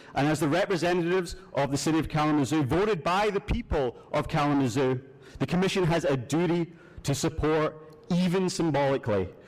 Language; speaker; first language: English; native; English